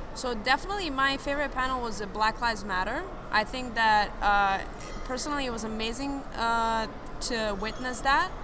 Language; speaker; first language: English; non-native, fluent; Serbian